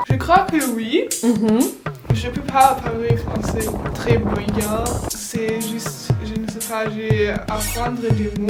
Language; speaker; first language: French; non-native, learner; German